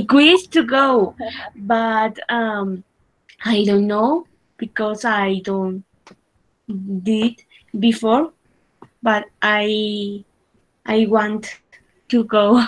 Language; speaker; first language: English; non-native, learner; Spanish